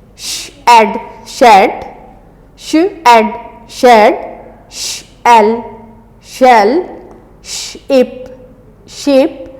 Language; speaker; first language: English; non-native, local second language; Urdu